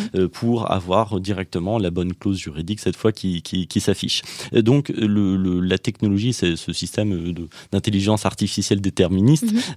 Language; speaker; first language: French; native; French